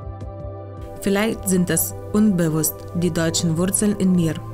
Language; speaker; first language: German; non-native, fluent; Lithuanian